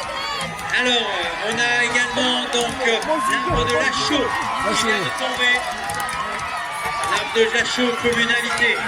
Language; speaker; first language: French; native; French